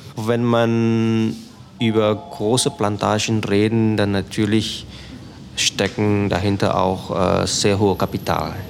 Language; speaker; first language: German; non-native, fluent; Indonesian